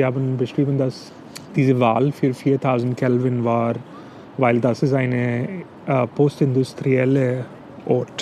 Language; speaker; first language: German; non-native, fluent; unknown